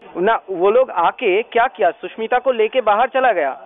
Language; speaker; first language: Urdu; native; Urdu